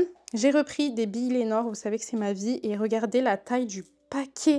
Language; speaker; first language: French; native; French